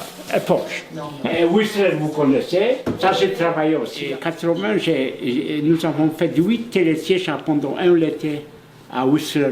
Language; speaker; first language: French; non-native, fluent; Polish